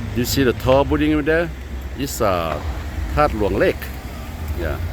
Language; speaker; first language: English; non-native, learner; Lao